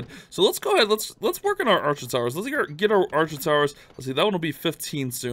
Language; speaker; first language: English; native; English